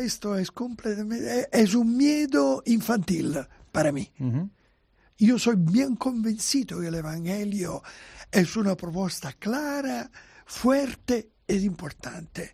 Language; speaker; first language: Spanish; non-native, fluent; Italian